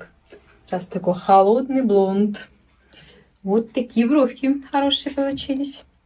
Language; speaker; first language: Russian; native; Russian